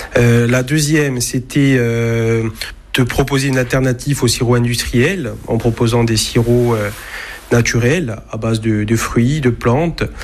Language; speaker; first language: French; native; French